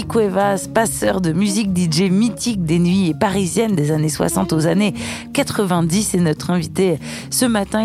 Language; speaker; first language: French; native; French